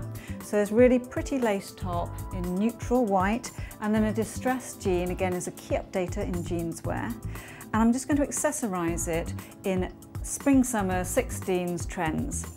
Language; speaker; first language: English; native; English